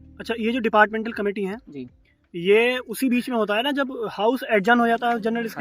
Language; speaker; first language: Hindi; native; Hindi